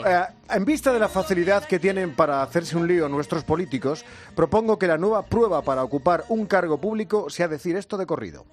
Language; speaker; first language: Spanish; native; Spanish